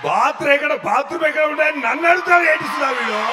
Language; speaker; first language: Telugu; non-native, fluent; Tamil